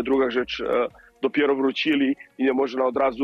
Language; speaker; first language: Polish; non-native, learner; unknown